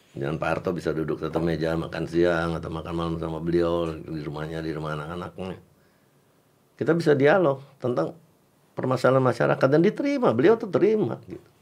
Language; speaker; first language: Indonesian; native; Indonesian